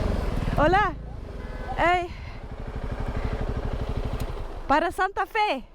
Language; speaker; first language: Spanish; non-native, learner; Dutch